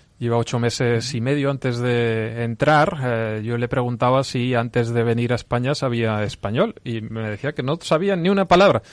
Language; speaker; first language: Spanish; native; Spanish